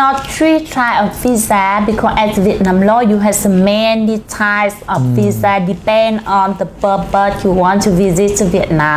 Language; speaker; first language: English; non-native, learner; Vietnamese